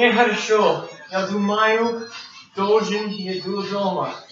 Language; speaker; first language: Russian; non-native, learner; English